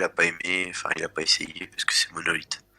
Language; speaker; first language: French; native; French